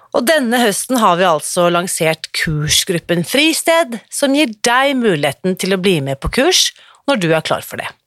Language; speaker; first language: Norwegian; native; Norwegian